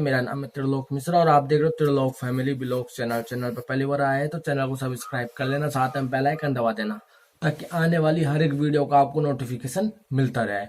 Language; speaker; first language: Hindi; native; Hindi